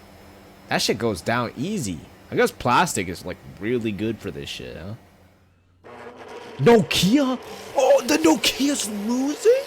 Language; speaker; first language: English; native; English